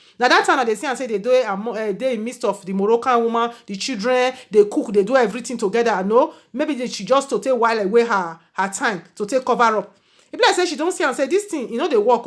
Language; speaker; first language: Nigerian Pidgin; native; Nigerian Pidgin